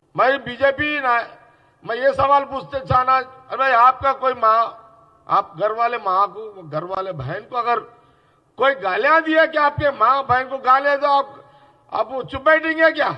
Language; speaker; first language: Hindi; non-native, local second language; Telugu